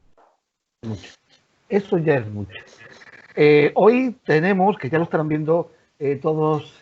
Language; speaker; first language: Spanish; native; Spanish